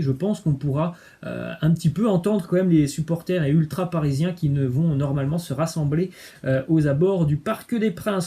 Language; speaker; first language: French; native; French